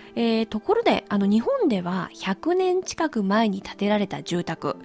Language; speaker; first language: Japanese; native; Japanese